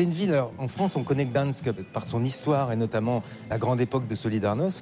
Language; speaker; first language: French; native; French